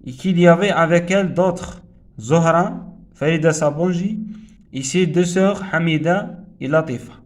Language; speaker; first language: French; non-native, local second language; Arabic